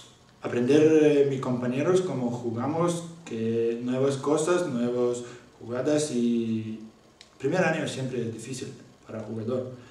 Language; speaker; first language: Spanish; non-native, learner; Lithuanian